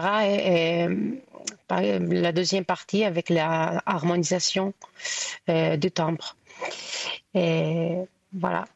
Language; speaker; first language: French; non-native, fluent; Greek